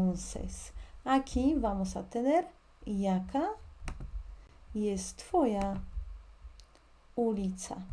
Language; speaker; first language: Spanish; non-native, fluent; Polish